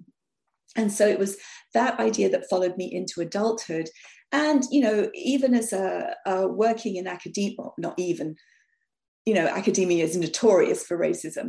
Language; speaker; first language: English; native; English